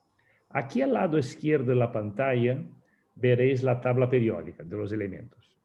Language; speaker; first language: Spanish; non-native, fluent; Portuguese